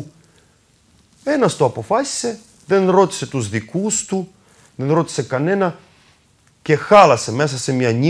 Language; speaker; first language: Greek; non-native, fluent; Russian